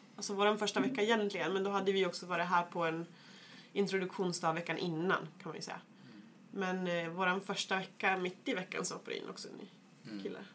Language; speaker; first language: Swedish; native; Swedish